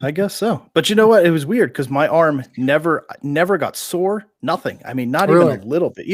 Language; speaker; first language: English; native; English